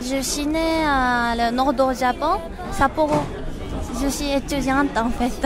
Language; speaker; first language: French; non-native, learner; Japanese